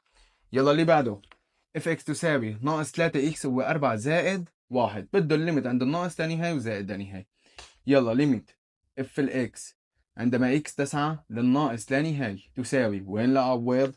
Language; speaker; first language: Arabic; native; Arabic